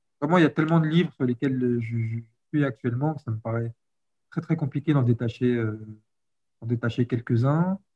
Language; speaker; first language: French; early bilingual, other home language; Arabic